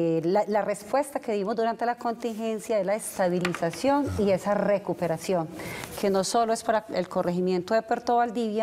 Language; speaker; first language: Spanish; native; Spanish